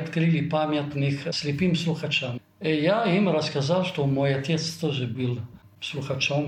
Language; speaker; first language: Russian; non-native, fluent; Italian